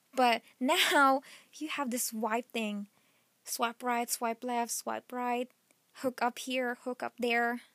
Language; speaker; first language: English; non-native, local second language; Filipino